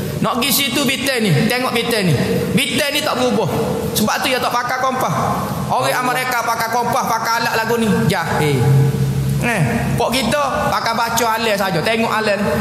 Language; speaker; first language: Malay; native; Malay